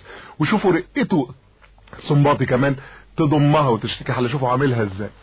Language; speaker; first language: Arabic; native; Arabic